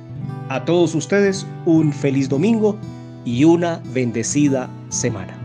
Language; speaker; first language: Spanish; native; Spanish